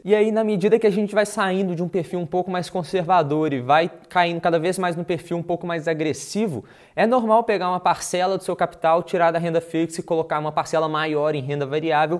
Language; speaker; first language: Portuguese; native; Portuguese